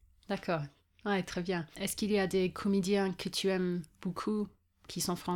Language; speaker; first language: French; non-native, fluent; English